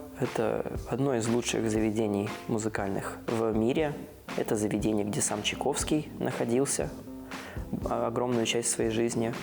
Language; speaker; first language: Russian; early bilingual, heritage; Russian